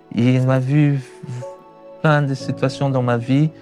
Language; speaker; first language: French; non-native, fluent; Portuguese